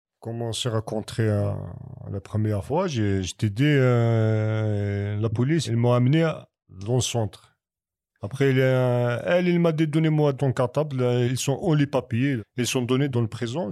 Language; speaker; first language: French; non-native, learner; Kabyle